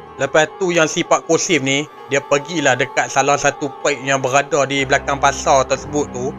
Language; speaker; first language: Malay; native; Malay